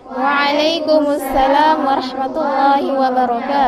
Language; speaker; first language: Arabic; non-native, learner; Indonesian